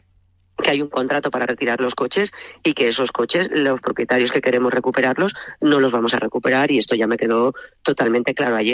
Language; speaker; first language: Spanish; native; Spanish